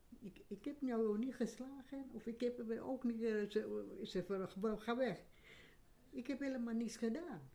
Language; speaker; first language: Dutch; non-native, learner; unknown